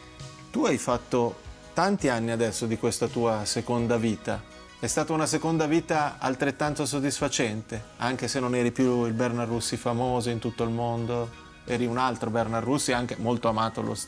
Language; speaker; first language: Italian; native; Italian